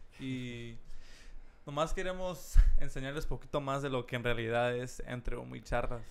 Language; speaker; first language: Spanish; early bilingual, heritage; Spanish